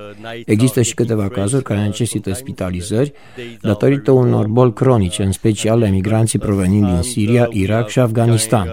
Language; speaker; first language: Romanian; native; Romanian